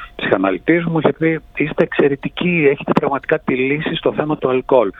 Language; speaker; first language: Greek; early bilingual, heritage; Greek